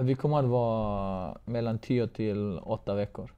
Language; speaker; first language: Swedish; non-native, fluent; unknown